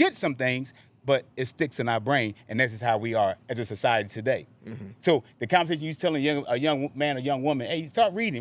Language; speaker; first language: English; native; English